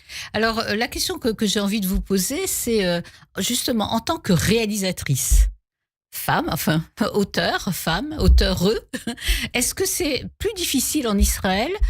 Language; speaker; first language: French; native; French